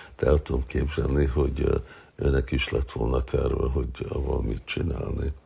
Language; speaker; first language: Hungarian; early bilingual, heritage; Hungarian